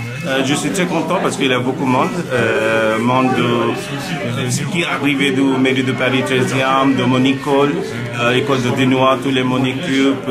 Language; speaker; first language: French; non-native, learner; Bangla